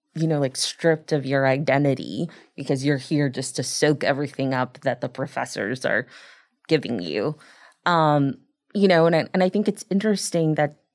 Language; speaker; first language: English; early bilingual, other home language; Spanish